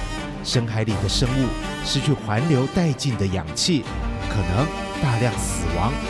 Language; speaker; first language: Chinese; native; Chinese